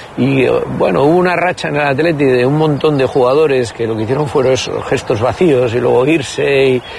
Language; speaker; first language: Spanish; native; Spanish